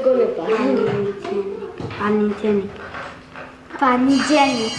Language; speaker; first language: French; non-native, learner; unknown